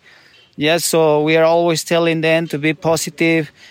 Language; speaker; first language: English; non-native, fluent; Spanish